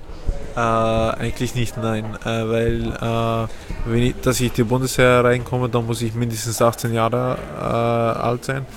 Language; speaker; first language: German; non-native, fluent; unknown